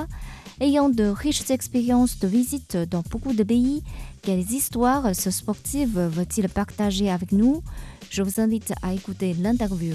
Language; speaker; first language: French; non-native, fluent; Chinese